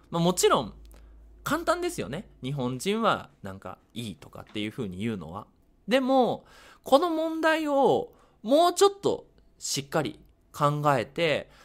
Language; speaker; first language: Japanese; native; Japanese